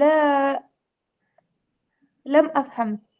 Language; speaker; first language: Arabic; non-native, fluent; Urdu